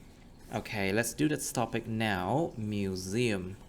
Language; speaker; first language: English; non-native, fluent; Vietnamese